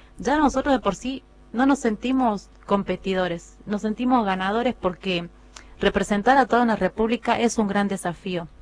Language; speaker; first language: Spanish; native; Spanish